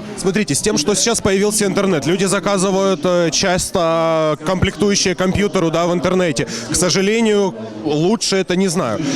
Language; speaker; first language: Ukrainian; native; Ukrainian